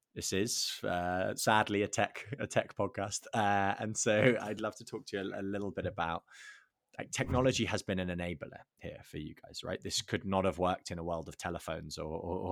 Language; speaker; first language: English; native; English